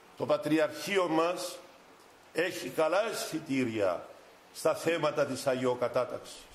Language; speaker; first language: Greek; native; Greek